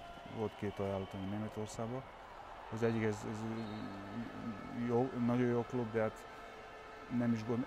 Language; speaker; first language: Hungarian; non-native, fluent; Serbian